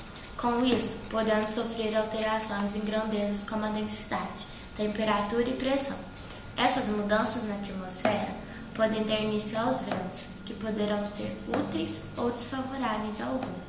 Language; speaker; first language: Portuguese; native; Portuguese